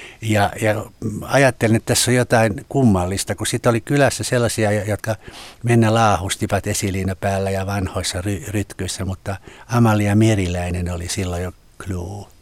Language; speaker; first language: Finnish; native; Finnish